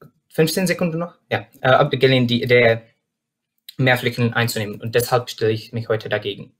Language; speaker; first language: German; non-native, fluent; Czech